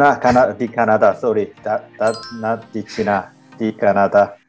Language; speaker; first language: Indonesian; non-native, learner; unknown